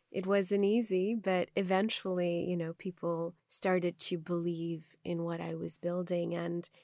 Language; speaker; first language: English; non-native, local second language; Urdu